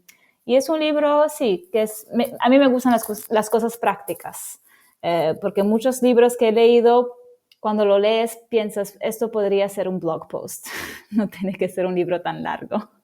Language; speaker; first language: Spanish; non-native, fluent; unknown